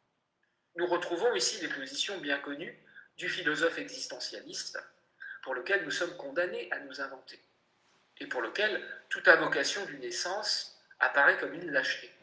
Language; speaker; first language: French; native; French